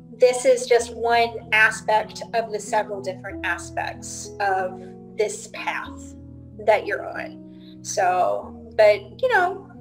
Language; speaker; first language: English; native; English